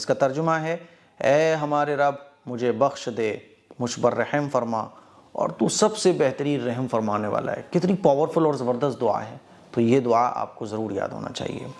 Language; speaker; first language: Urdu; native; Urdu